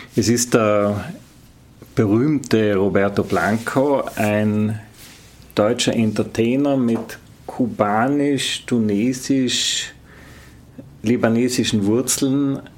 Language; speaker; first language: German; native; German